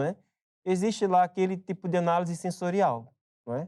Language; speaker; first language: Portuguese; native; Portuguese